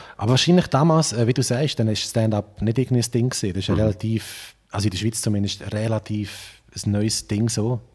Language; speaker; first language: German; native; German